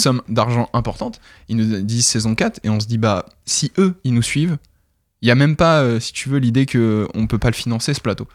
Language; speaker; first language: French; native; French